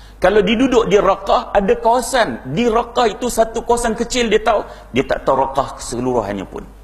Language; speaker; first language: Malay; native; Malay